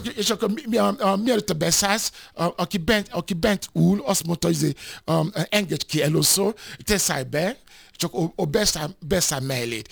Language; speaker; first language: Hungarian; non-native, fluent; Yoruba